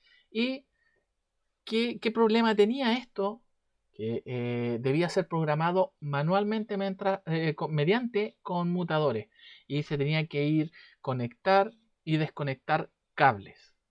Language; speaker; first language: Spanish; native; Spanish